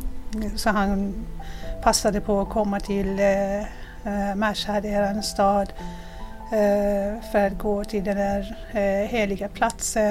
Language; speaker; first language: Swedish; non-native, fluent; Persian